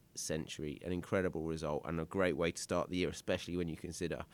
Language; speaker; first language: English; native; English